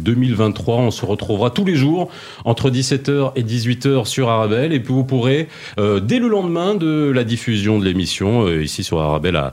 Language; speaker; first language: French; native; French